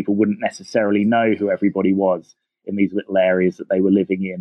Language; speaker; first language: English; native; English